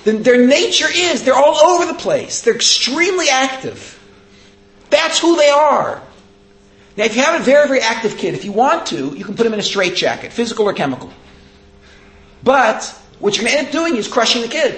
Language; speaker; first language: English; native; English